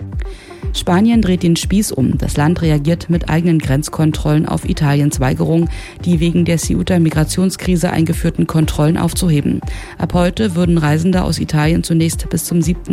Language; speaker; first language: German; native; German